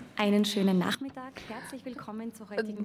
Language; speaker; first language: German; native; German